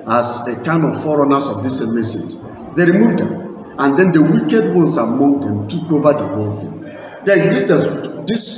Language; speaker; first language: English; non-native, local second language; Igbo